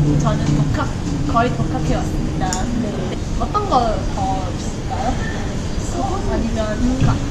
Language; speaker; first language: Korean; non-native, fluent; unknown